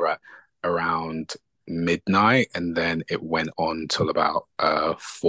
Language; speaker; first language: English; native; English